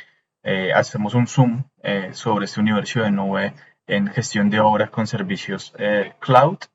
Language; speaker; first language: Spanish; native; Spanish